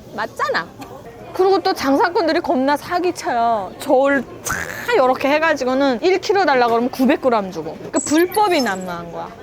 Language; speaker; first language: Korean; native; Korean